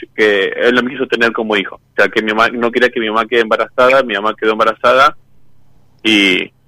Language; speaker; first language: Spanish; native; Spanish